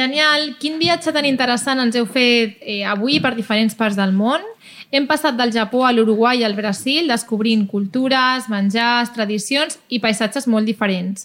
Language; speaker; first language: Catalan; native; Catalan